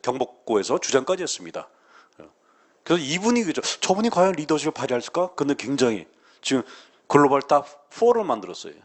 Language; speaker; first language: Korean; native; Korean